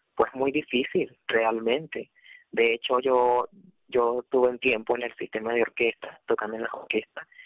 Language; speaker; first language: Spanish; native; Spanish